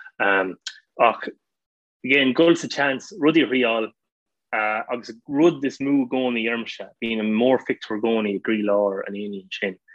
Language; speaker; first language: Irish; non-native, local second language; English